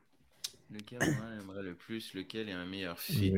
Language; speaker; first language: French; native; French